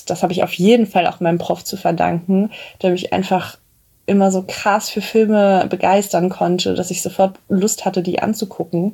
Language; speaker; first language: German; native; German